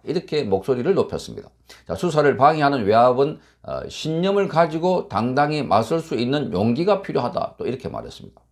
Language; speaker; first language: Korean; native; Korean